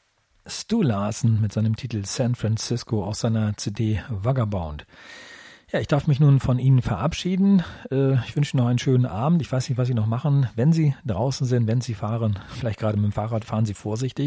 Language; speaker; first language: German; native; German